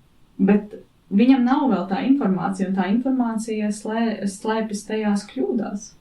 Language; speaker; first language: Latvian; native; Latvian